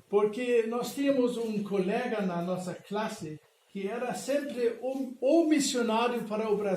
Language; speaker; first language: Portuguese; non-native, fluent; German